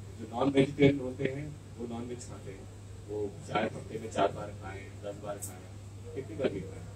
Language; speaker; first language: Hindi; non-native, local second language; Marathi